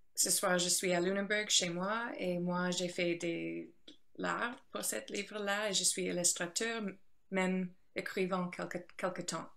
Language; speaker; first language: French; non-native, learner; English